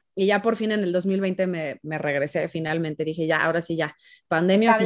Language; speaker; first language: Spanish; native; Spanish